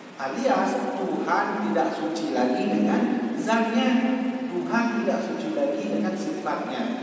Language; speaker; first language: Malay; non-native, local second language; Achinese